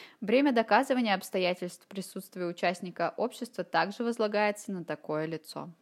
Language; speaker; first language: Russian; native; Russian